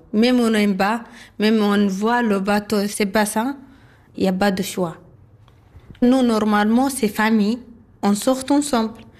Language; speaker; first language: French; non-native, learner; Arabic